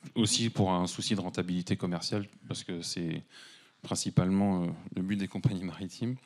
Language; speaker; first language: French; native; French